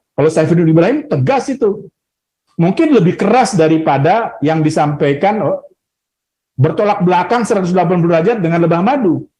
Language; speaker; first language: Indonesian; native; Indonesian